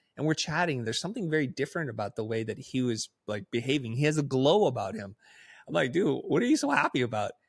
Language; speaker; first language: English; early bilingual, other home language; Vietnamese